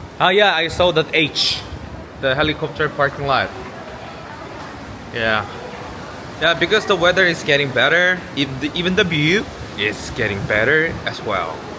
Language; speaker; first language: English; non-native, learner; Korean